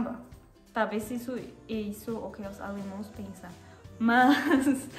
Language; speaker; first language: Portuguese; non-native, learner; German